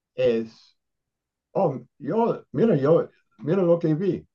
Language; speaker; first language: Spanish; non-native, fluent; English